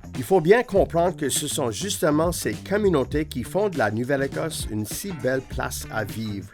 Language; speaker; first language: French; non-native, local second language; English